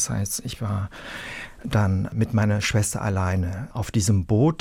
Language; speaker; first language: German; early bilingual, other home language; Vietnamese